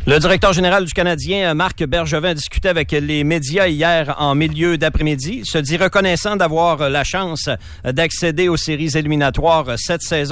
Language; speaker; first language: French; native; French